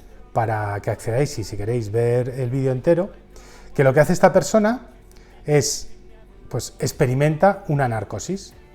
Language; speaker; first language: Spanish; native; Spanish